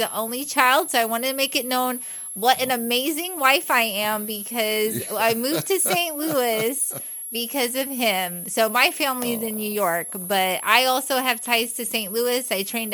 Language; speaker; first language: English; native; English